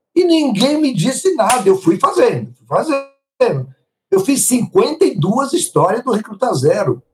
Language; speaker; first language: Portuguese; non-native, fluent; Italian